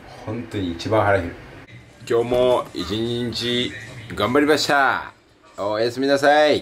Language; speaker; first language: Japanese; native; Japanese